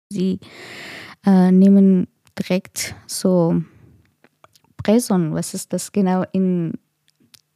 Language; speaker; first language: German; non-native, learner; Persian